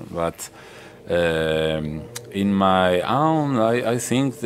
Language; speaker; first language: English; non-native, learner; Spanish